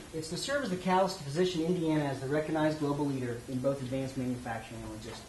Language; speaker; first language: English; native; English